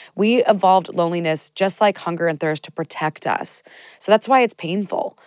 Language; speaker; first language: English; native; English